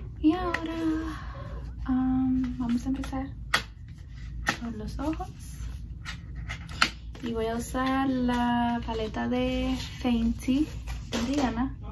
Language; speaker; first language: Spanish; early bilingual, heritage; Spanish